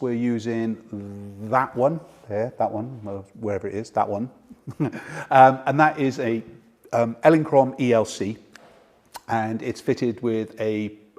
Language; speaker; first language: English; native; English